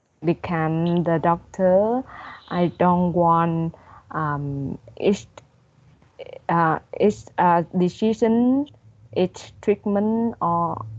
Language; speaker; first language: English; non-native, learner; Vietnamese